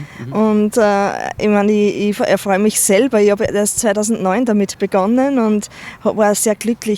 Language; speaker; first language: German; non-native, fluent; Chinese